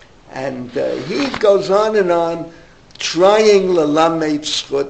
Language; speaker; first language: English; native; English